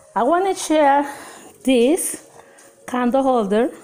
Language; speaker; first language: English; non-native, learner; Spanish